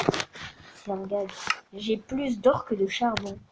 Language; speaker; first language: French; native; French